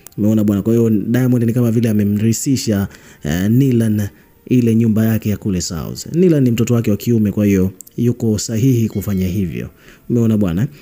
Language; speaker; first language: Swahili; native; Swahili